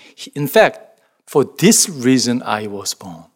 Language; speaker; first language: English; non-native, fluent; Korean